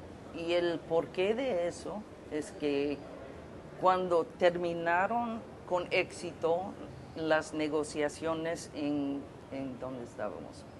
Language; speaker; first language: Spanish; non-native, fluent; English